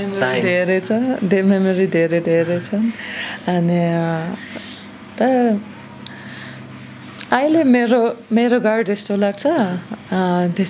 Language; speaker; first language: Nepali; non-native, learner; German